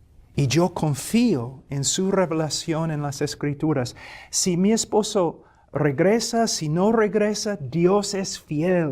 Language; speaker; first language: Spanish; non-native, fluent; English